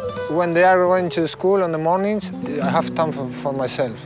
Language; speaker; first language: English; non-native, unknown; Spanish